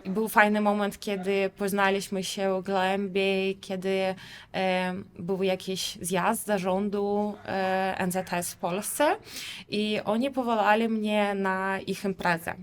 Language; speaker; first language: Polish; non-native, fluent; Russian